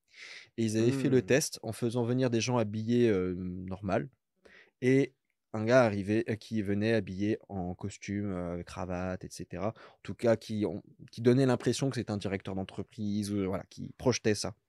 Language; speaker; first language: French; native; French